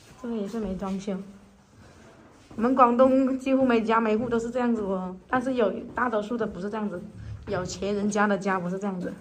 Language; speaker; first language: Chinese; native; Chinese